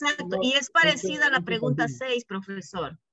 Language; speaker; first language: Spanish; native; Spanish